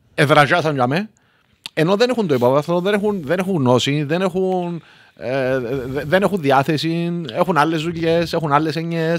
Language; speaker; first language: Greek; native; Greek